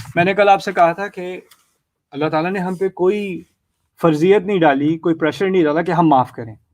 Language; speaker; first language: Urdu; early bilingual, heritage; Urdu